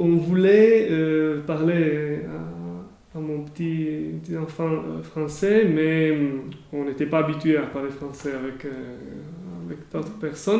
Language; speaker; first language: French; non-native, local second language; Italian